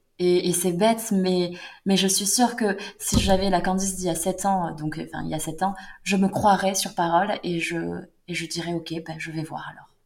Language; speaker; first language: French; native; French